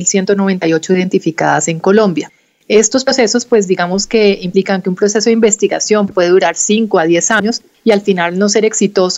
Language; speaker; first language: Spanish; native; Spanish